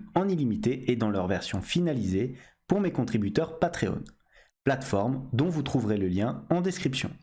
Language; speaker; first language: French; native; French